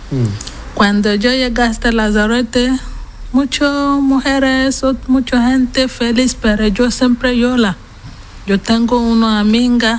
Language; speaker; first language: Spanish; non-native, learner; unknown